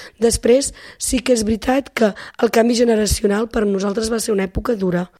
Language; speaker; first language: Catalan; native; Catalan